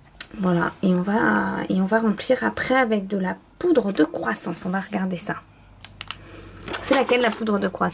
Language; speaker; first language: French; native; French